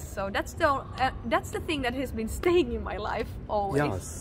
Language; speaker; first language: English; non-native, fluent; Finnish